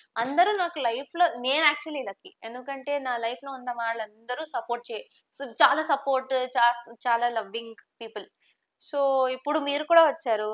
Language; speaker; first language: Telugu; non-native, local second language; Tamil